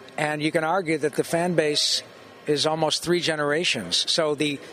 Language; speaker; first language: English; native; English